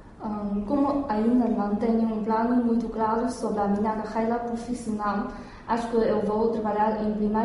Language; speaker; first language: Portuguese; non-native, fluent; Chinese